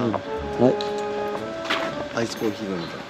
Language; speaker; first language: Korean; non-native, learner; Japanese